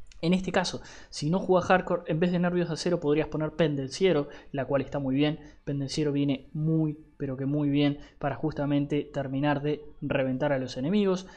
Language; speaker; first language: Spanish; native; Spanish